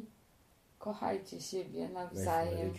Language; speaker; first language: Polish; non-native, learner; French